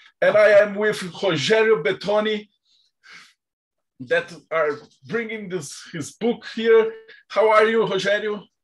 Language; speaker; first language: English; non-native, fluent; Portuguese